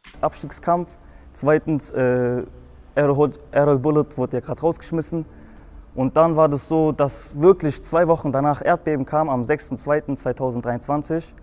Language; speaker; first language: German; native; German